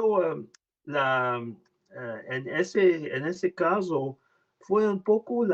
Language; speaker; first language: Spanish; non-native, learner; French